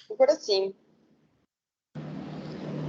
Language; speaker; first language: Portuguese; non-native, learner; Spanish